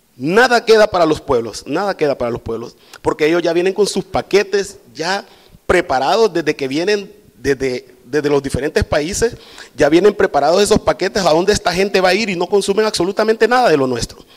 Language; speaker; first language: Spanish; native; Spanish